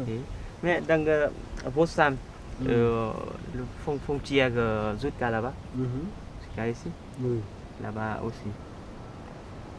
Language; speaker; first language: French; non-native, learner; Vietnamese